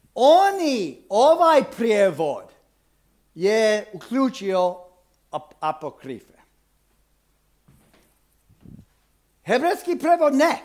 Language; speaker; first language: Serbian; non-native, fluent; English